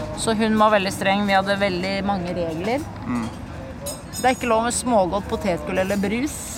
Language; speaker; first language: Norwegian; native; Norwegian